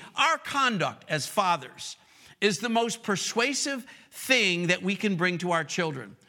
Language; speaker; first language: English; native; English